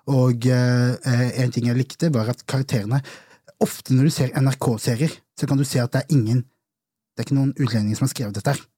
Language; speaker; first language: Norwegian; early bilingual, other home language; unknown